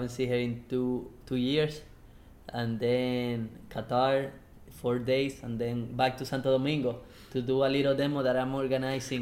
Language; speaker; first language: English; non-native, fluent; Spanish